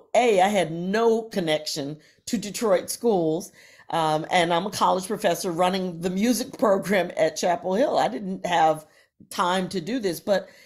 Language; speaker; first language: English; native; English